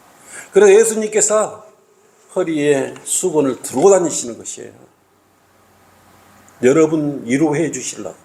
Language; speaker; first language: Korean; native; Korean